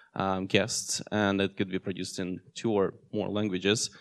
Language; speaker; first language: English; non-native, fluent; Russian